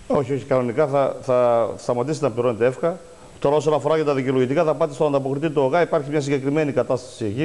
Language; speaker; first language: Greek; native; Greek